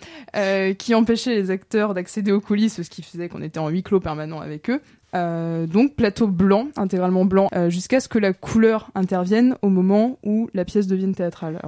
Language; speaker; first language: French; native; French